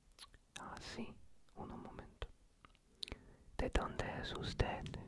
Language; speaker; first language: Spanish; non-native, learner; Polish